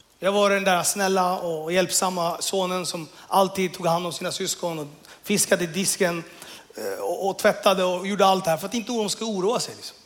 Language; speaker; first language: Swedish; early bilingual, other home language; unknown